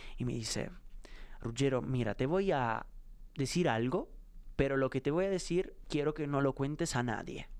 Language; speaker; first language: Spanish; non-native, fluent; Italian